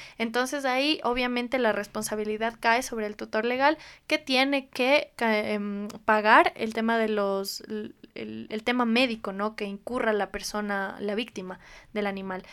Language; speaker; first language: Spanish; native; Spanish